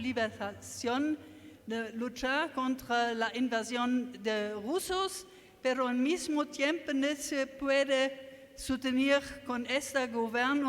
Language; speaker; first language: Spanish; non-native, learner; German